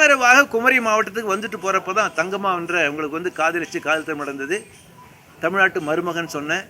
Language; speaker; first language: Tamil; native; Tamil